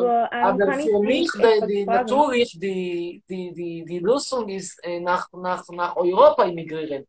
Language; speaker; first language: German; non-native, learner; Hebrew